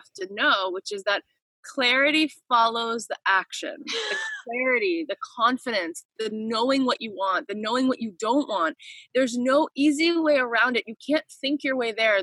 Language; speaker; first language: English; native; English